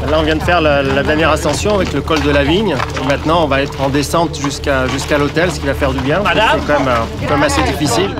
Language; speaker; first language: French; native; French